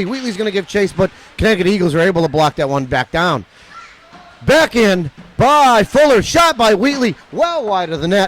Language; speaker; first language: English; native; English